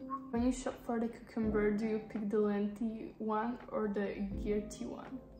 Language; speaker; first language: English; non-native, fluent; Slovak